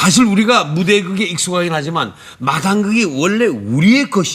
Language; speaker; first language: Korean; native; Korean